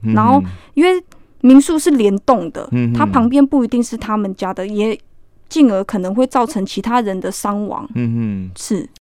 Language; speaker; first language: Chinese; native; Chinese